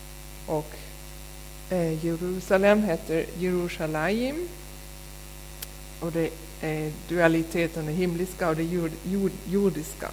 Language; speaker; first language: Swedish; non-native, fluent; German